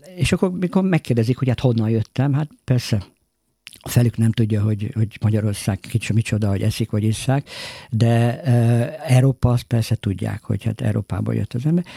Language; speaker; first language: Hungarian; native; Hungarian